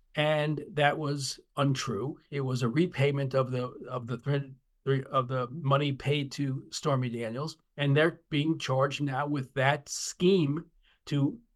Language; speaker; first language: English; native; English